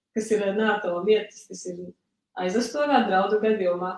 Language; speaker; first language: Latvian; early bilingual, other home language; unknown